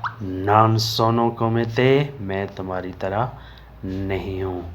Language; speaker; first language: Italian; non-native, learner; Urdu